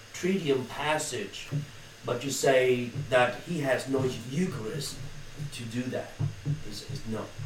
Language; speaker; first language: English; non-native, fluent; Vietnamese